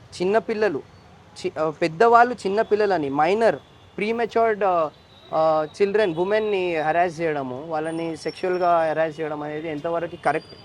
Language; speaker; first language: Telugu; native; Telugu